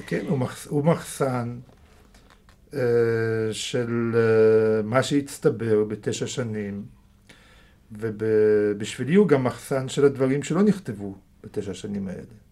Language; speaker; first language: Hebrew; early bilingual, other home language; Russian